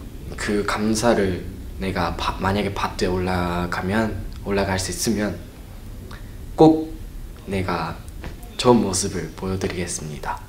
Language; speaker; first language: Korean; non-native, learner; Japanese